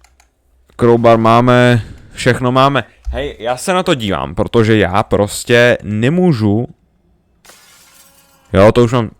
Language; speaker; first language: Czech; native; Czech